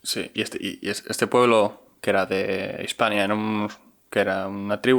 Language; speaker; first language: Spanish; native; Spanish